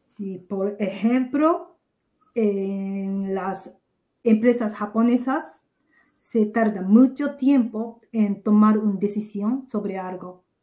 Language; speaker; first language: Spanish; non-native, learner; Japanese